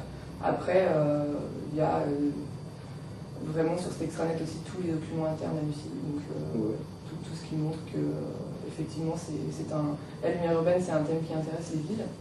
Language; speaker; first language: French; native; French